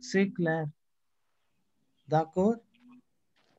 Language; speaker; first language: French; non-native, fluent; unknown